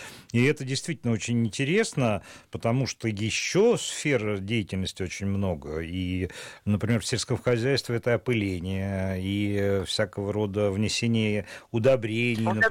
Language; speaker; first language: Russian; native; Russian